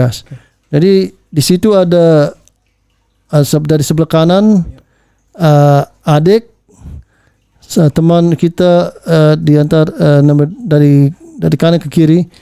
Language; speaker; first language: Indonesian; early bilingual, heritage; English